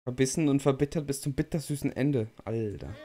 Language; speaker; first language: German; native; German